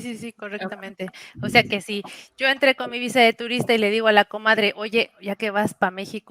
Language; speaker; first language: Spanish; native; Spanish